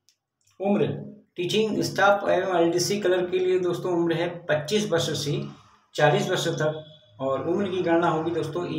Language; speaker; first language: Hindi; native; Hindi